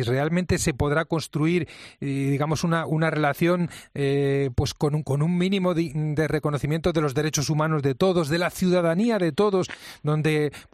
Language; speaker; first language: Spanish; native; Spanish